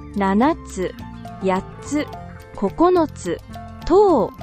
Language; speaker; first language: Japanese; non-native, learner; Filipino